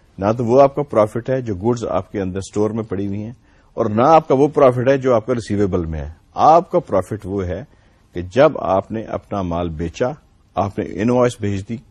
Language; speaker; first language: Urdu; non-native, local second language; Punjabi